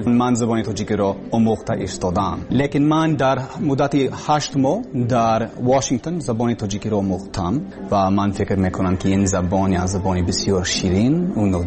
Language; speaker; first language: Persian; non-native, learner; English